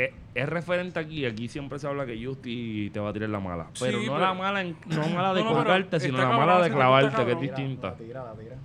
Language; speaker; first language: Spanish; native; Spanish